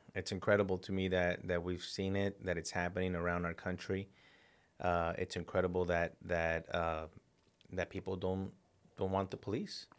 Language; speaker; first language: English; early bilingual, other home language; Spanish